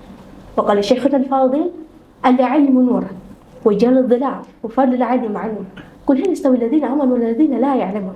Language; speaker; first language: Arabic; non-native, learner; Indonesian